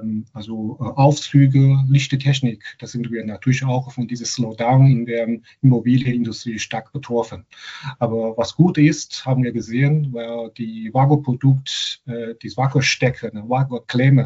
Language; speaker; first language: German; non-native, fluent; Chinese